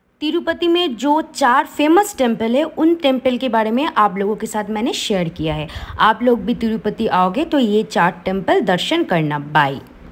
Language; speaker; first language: Hindi; non-native, local second language; Bangla